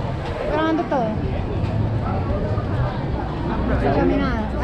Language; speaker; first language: Spanish; native; Spanish